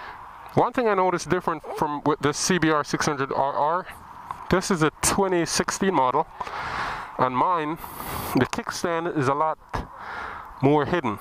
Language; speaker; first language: English; native; English